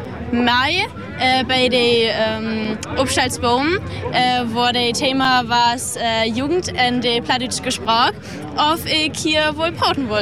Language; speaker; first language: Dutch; non-native, learner; German